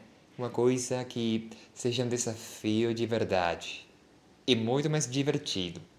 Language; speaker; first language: Portuguese; non-native, fluent; Spanish